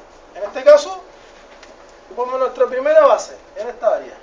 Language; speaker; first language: Spanish; native; Spanish